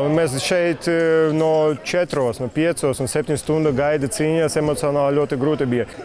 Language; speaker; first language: Latvian; non-native, local second language; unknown